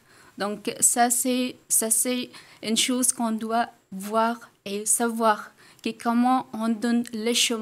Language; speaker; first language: French; non-native, fluent; Persian